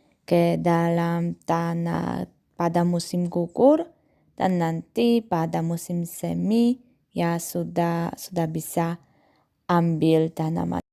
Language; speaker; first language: Indonesian; non-native, fluent; Polish